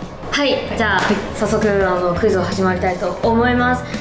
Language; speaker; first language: Japanese; non-native, fluent; Chinese